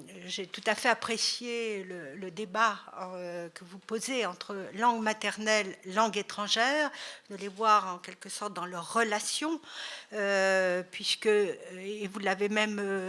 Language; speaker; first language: French; native; French